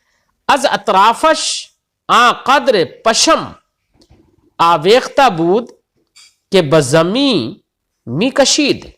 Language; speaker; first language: Persian; non-native, fluent; Urdu